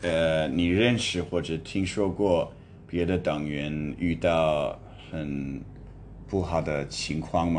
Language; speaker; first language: Chinese; non-native, fluent; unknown